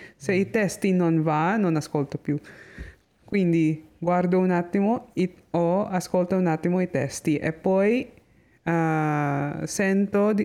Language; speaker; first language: Italian; non-native, learner; Filipino